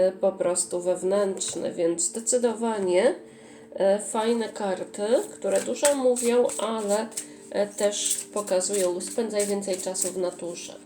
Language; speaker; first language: Polish; native; Polish